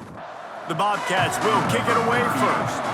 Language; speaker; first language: English; native; English